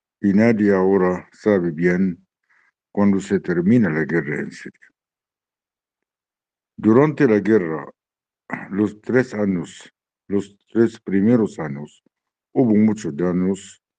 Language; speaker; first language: Spanish; non-native, learner; Arabic